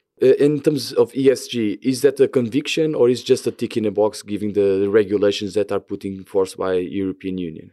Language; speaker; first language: English; non-native, fluent; Portuguese